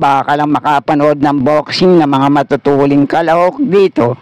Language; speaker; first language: Filipino; native; Filipino